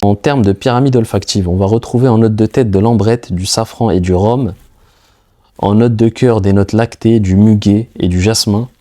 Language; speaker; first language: French; native; French